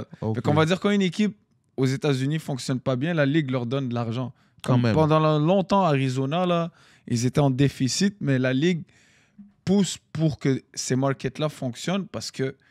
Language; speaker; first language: French; native; French